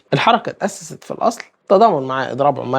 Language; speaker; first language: Arabic; native; Arabic